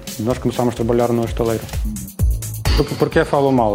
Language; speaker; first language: Portuguese; non-native, learner; Ukrainian